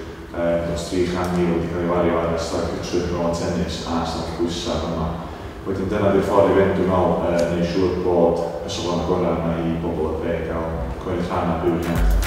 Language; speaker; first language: Welsh; native; Welsh